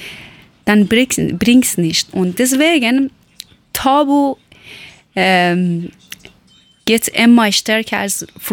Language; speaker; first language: German; non-native, learner; Persian